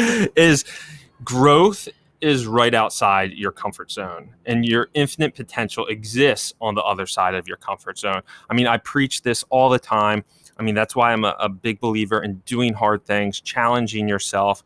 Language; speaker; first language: English; native; English